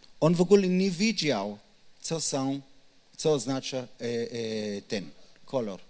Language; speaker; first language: Polish; non-native, learner; Hebrew